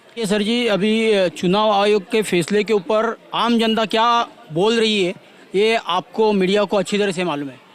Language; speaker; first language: Hindi; non-native, local second language; Marathi